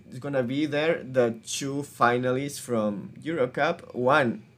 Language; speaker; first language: English; non-native, fluent; Spanish